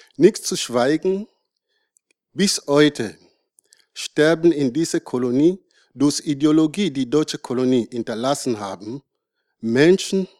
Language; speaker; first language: German; non-native, learner; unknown